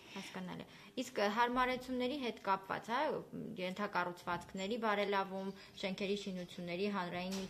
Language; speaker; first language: Armenian; native; Armenian